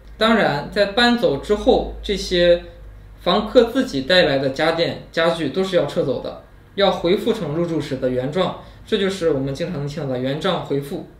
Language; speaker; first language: Chinese; native; Chinese